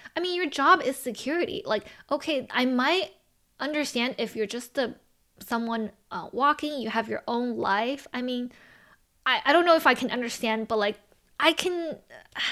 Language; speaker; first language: English; early bilingual, other home language; Chinese